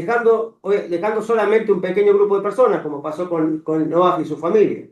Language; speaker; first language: Spanish; native; Spanish